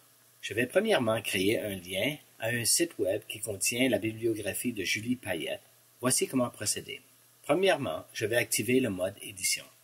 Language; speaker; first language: French; non-native, local second language; English